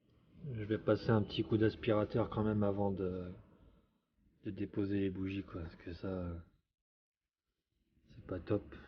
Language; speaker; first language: French; native; French